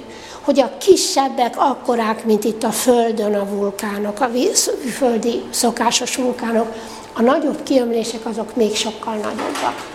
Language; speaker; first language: Hungarian; native; Hungarian